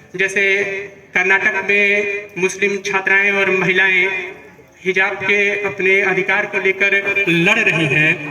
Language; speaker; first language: Hindi; native; Hindi